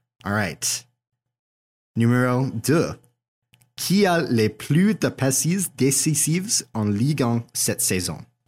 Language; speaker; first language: French; non-native, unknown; English